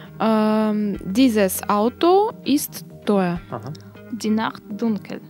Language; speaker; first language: German; non-native, learner; Russian